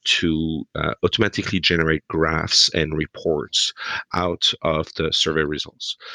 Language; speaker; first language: English; non-native, fluent; French